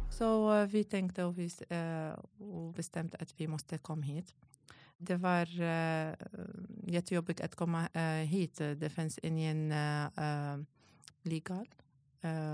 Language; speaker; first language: Swedish; non-native, learner; Arabic